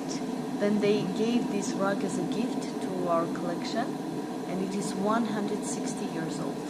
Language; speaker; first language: English; non-native, fluent; Armenian